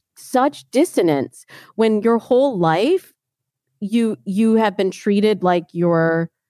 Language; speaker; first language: English; native; English